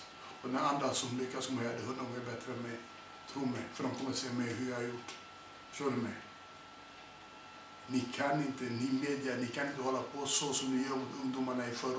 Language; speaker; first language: Swedish; non-native, fluent; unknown